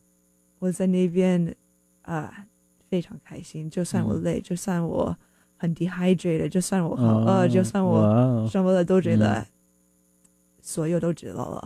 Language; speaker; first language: Chinese; non-native, learner; English